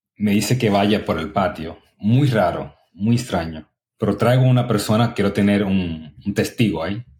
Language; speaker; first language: Spanish; early bilingual, other home language; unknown